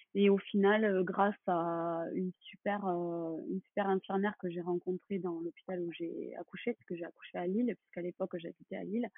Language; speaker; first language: French; native; French